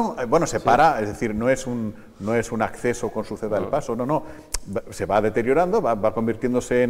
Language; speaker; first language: Spanish; native; Spanish